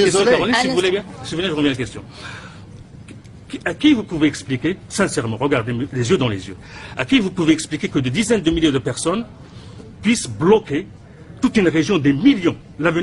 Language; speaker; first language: French; non-native, local second language; Arabic